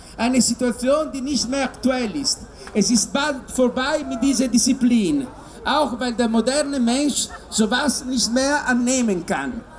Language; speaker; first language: German; non-native, learner; Italian